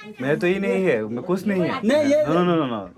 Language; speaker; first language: Hindi; non-native, learner; Bangla